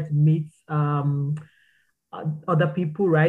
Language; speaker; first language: English; non-native, local second language; Igbo